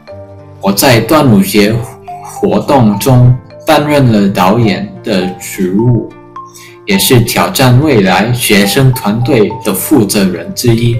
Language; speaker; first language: Chinese; early bilingual, heritage; English